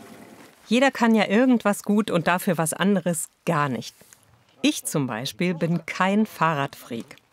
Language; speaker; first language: German; native; German